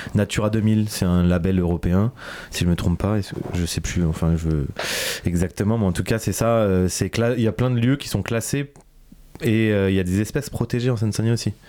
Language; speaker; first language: French; native; French